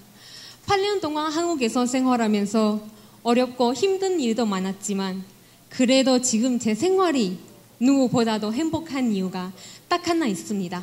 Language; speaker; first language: Korean; non-native, fluent; Chinese